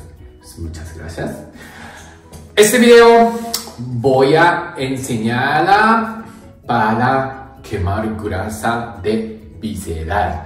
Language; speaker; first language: Spanish; non-native, learner; Japanese